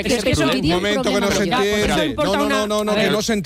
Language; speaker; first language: Spanish; native; Spanish